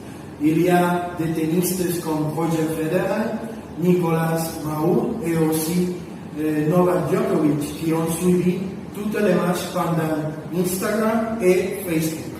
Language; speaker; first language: French; non-native, learner; Spanish